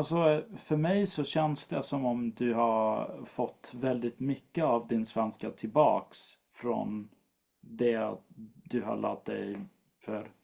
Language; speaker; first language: Swedish; non-native, fluent; English